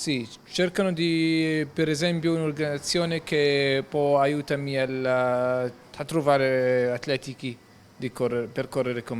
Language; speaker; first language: Italian; non-native, learner; Arabic